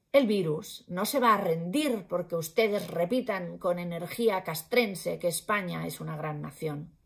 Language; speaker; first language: Spanish; non-native, local second language; Catalan